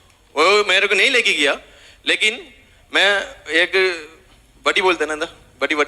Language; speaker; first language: Hindi; non-native, local second language; Malayalam